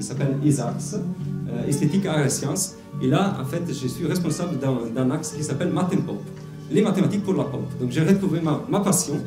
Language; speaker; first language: French; non-native, fluent; Italian